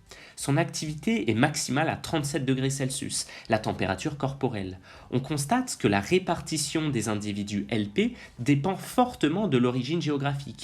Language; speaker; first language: French; native; French